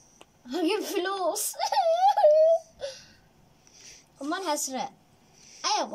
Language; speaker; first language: Arabic; native; Arabic